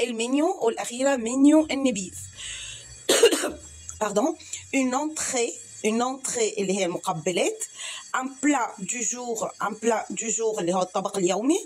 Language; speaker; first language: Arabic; native; Arabic